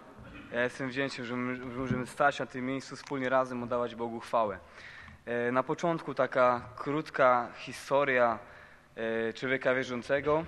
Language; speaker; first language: Polish; native; Polish